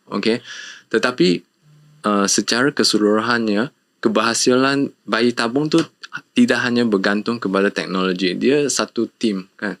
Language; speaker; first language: Malay; non-native, local second language; Chinese